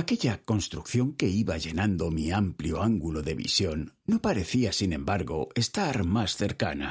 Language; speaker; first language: Spanish; native; Spanish